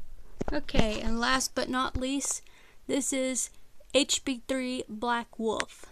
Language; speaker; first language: English; native; English